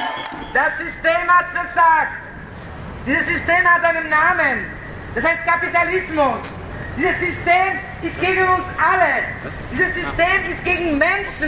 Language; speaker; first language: German; non-native, fluent; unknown